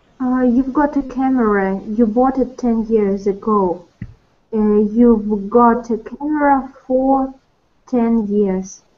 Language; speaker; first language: English; non-native, learner; Russian